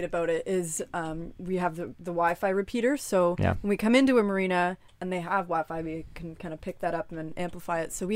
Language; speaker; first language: English; native; English